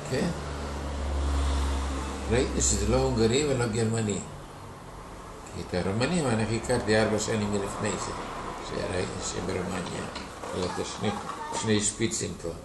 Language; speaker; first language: Hebrew; non-native, fluent; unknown